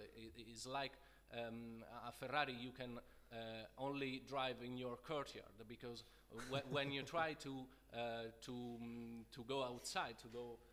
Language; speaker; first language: English; non-native, fluent; Italian